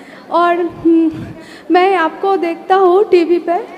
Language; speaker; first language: Hindi; non-native, local second language; Bangla